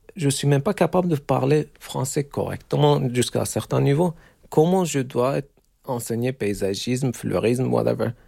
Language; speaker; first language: French; non-native, learner; Turkish